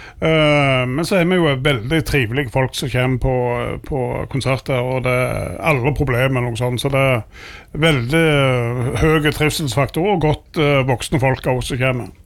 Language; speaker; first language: Norwegian; native; Norwegian